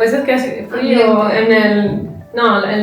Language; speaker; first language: Spanish; non-native, fluent; French